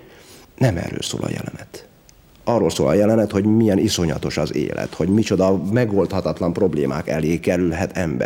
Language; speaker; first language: Hungarian; native; Hungarian